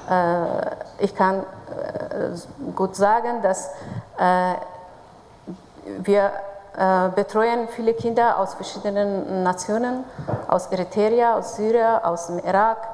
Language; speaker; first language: German; non-native, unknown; Persian